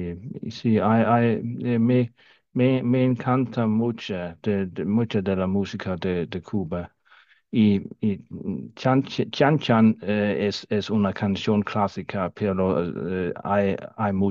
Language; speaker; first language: Spanish; non-native, fluent; Danish